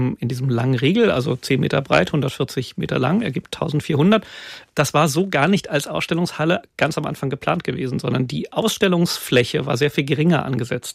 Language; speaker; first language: German; native; German